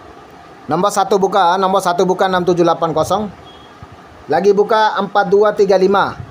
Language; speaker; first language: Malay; non-native, learner; Bangla